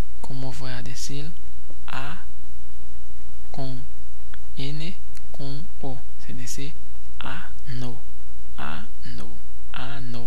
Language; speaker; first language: Spanish; non-native, fluent; Haitian Creole